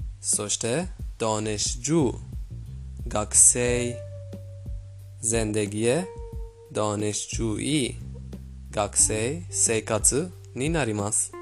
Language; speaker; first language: Japanese; non-native, fluent; Persian